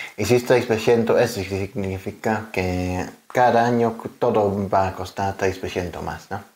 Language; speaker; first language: Spanish; non-native, learner; English